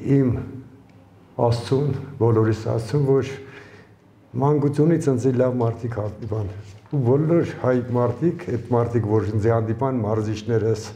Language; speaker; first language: Armenian; early bilingual, other home language; Ukrainian